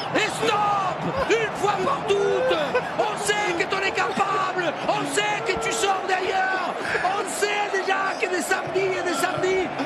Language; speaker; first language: French; non-native, fluent; Spanish